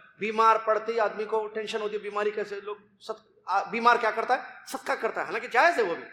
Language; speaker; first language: Urdu; native; Urdu